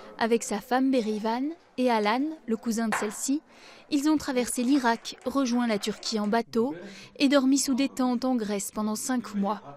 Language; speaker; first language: French; native; French